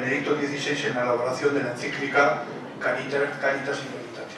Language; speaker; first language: Spanish; native; Spanish